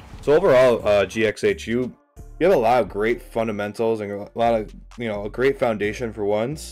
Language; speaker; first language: English; native; English